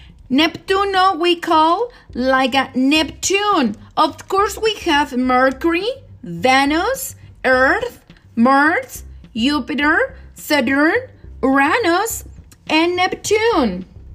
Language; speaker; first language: English; non-native, learner; Spanish